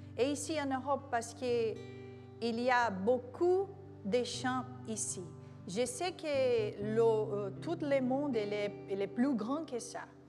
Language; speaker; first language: French; non-native, learner; Portuguese